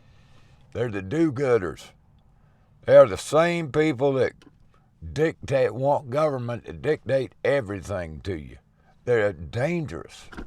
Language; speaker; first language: English; native; English